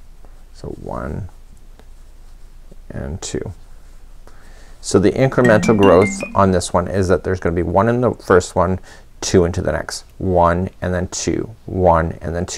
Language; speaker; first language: English; native; English